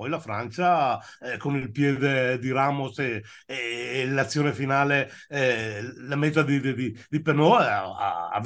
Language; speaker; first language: Italian; native; Italian